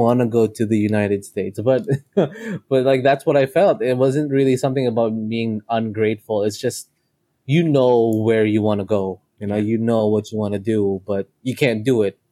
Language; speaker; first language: English; non-native, local second language; Cebuano